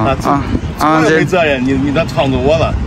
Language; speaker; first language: Chinese; native; Chinese